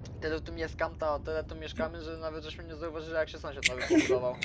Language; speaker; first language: Polish; native; Polish